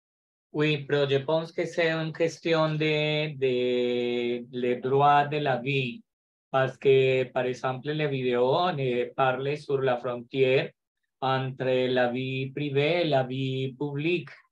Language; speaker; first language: French; non-native, learner; Spanish